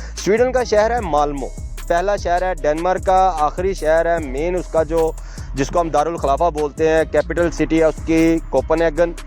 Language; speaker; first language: Urdu; non-native, local second language; Punjabi